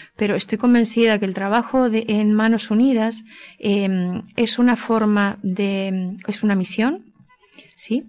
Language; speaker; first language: Spanish; native; Spanish